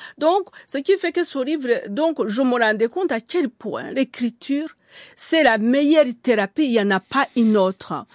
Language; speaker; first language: French; non-native, local second language; Kinyarwanda